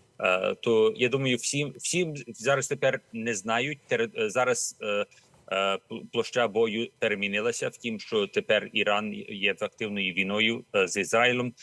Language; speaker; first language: Ukrainian; early bilingual, heritage; Ukrainian